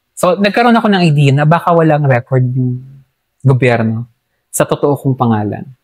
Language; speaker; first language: Filipino; non-native, local second language; Hiligaynon